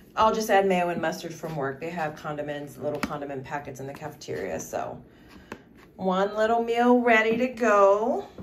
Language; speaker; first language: English; native; English